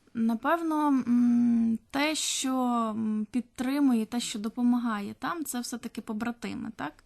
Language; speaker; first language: Ukrainian; native; Ukrainian